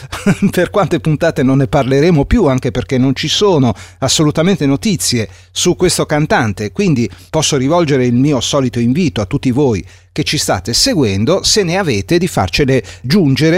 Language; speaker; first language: Italian; native; Italian